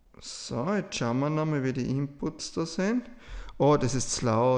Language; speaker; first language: German; native; German